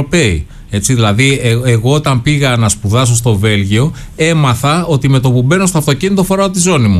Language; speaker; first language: Greek; native; Greek